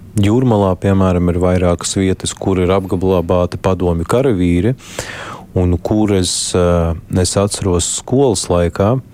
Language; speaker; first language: Latvian; native; Latvian